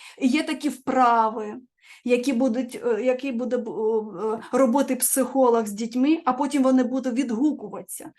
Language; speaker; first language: Ukrainian; non-native, local second language; Russian